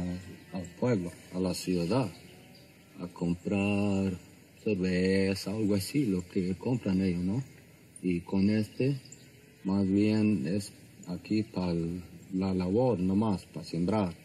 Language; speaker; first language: Spanish; non-native, local second language; Plautdietsch